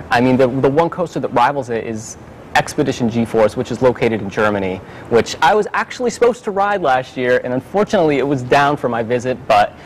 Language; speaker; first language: English; native; English